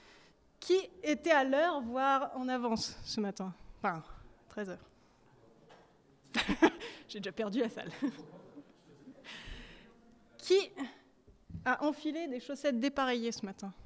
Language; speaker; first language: French; native; French